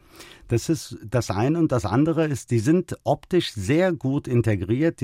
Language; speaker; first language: German; early bilingual, other home language; Turkish